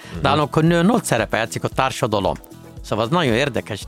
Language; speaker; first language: Hungarian; non-native, learner; Arabic